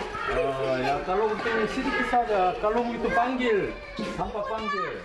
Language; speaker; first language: Indonesian; non-native, learner; Korean